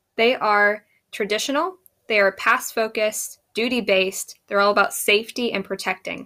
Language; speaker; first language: English; native; English